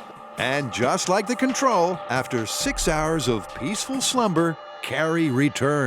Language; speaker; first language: English; native; English